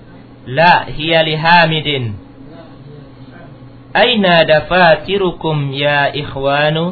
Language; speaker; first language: Arabic; non-native, fluent; Indonesian